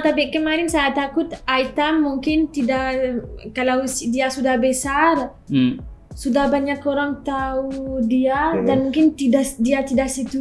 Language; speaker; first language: Indonesian; non-native, learner; French